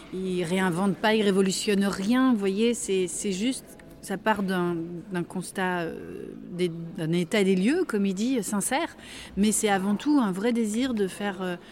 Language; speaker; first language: French; native; French